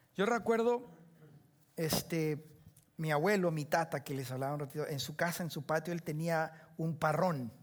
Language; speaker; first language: Spanish; native; Spanish